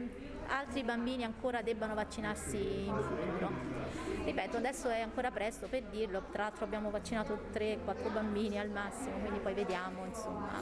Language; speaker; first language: Italian; native; Italian